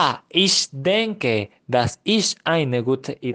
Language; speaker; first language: German; non-native, learner; Spanish